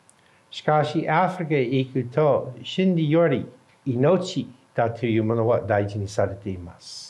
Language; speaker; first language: Japanese; non-native, fluent; English